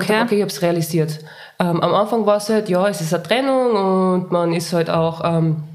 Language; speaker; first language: German; native; German